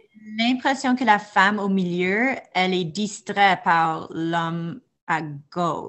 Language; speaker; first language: French; non-native, fluent; English